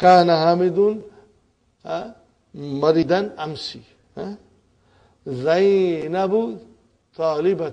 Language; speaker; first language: Arabic; non-native, fluent; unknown